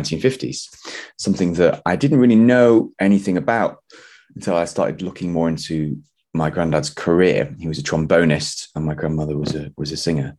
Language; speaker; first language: English; native; English